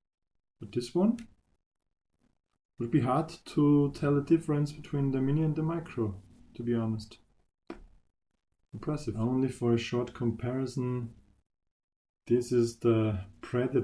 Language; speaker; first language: English; non-native, fluent; German